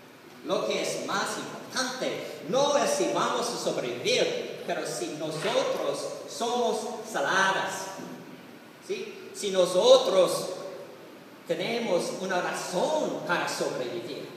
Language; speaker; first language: Spanish; non-native, learner; English